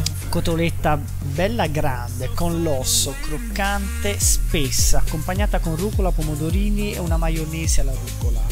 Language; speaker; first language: Italian; native; Italian